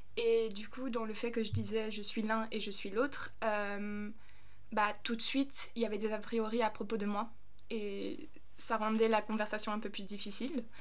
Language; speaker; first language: French; early bilingual, other home language; German